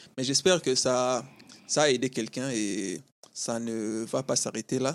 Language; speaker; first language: French; non-native, local second language; Lingala